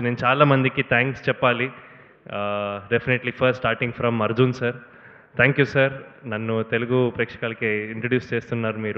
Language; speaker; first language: Telugu; non-native, learner; Kannada